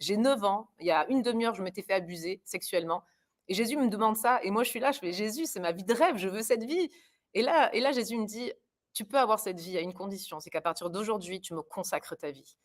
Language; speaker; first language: French; early bilingual, other home language; German